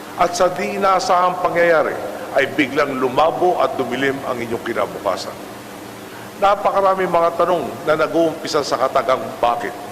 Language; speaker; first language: Filipino; native; Filipino